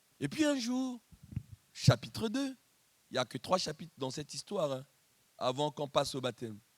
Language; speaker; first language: French; non-native, local second language; Lingala